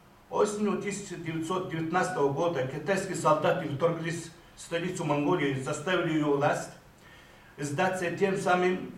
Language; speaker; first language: Russian; non-native, fluent; Mongolian